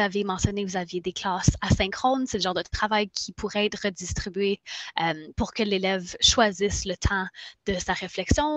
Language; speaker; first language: French; native; French